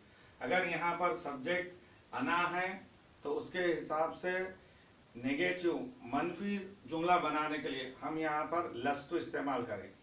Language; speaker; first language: Hindi; non-native, fluent; Urdu